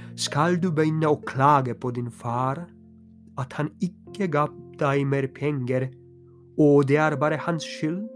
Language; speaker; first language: Norwegian; non-native, fluent; Polish